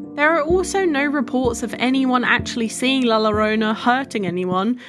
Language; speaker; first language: English; native; English